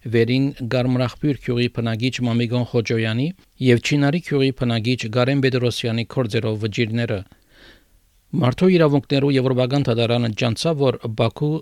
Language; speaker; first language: Armenian; native; Armenian